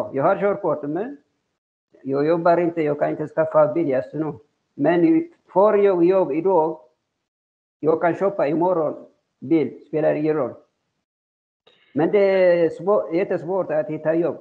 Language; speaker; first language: Swedish; non-native, learner; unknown